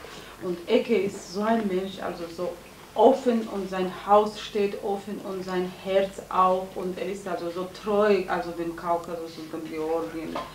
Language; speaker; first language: German; non-native, fluent; Georgian